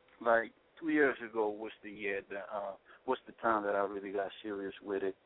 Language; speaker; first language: English; non-native, fluent; Spanish